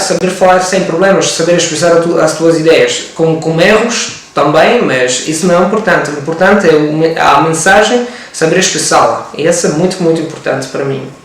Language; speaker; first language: Portuguese; non-native, learner; Italian